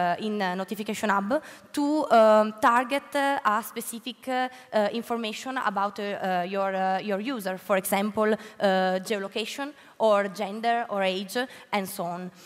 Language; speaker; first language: English; non-native, learner; Italian